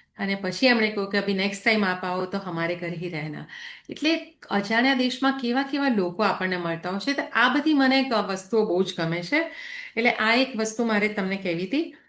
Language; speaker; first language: Gujarati; native; Gujarati